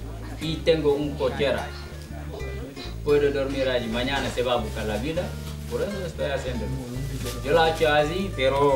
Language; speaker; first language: Spanish; non-native, local second language; Wolof